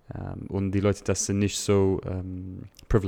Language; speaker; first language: German; non-native, learner; English